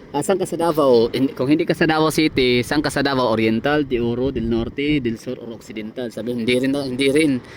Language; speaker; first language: Filipino; non-native, local second language; Cebuano